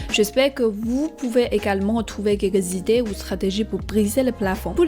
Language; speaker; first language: French; non-native, fluent; Chinese